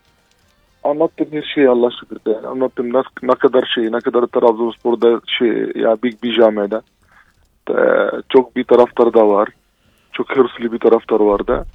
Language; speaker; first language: Turkish; non-native, fluent; Arabic